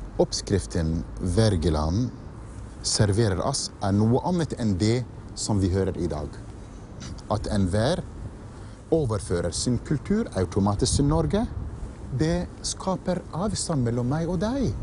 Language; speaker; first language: Norwegian; non-native, fluent; Arabic